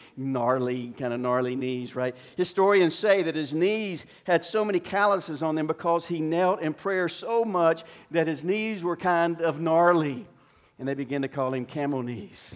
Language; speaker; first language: English; native; English